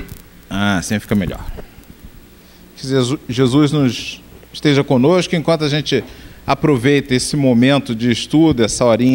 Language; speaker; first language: Portuguese; native; Portuguese